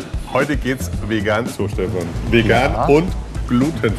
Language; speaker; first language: German; native; German